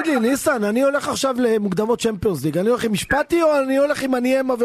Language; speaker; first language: Hebrew; native; Hebrew